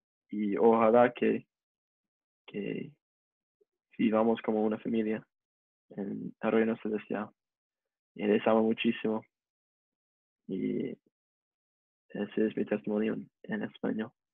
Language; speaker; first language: Spanish; non-native, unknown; English